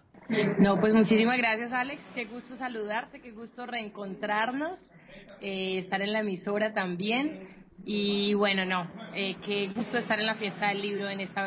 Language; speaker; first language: Spanish; native; Spanish